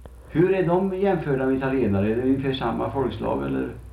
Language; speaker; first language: Swedish; native; Swedish